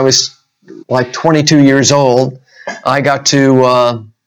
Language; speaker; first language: English; native; English